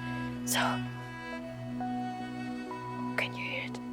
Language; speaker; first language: English; non-native, learner; German